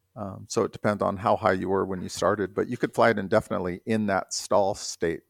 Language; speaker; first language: English; native; English